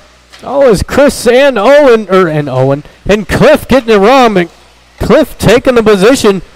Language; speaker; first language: English; native; English